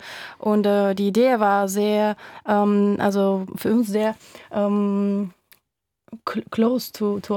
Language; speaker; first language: German; non-native, fluent; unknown